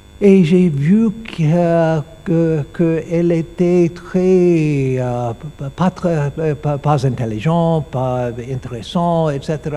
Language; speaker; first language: French; non-native, learner; English